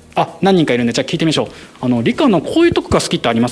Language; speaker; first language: Japanese; native; Japanese